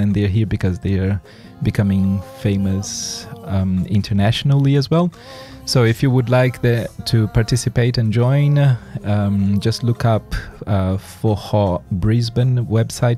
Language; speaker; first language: English; non-native, fluent; Portuguese